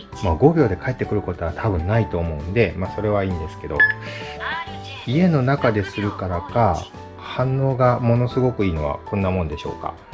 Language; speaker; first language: Japanese; native; Japanese